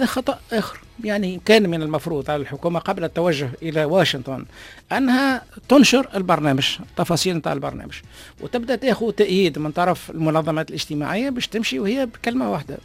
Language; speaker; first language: Arabic; native; Arabic